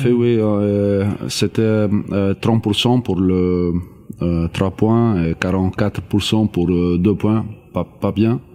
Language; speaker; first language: French; non-native, learner; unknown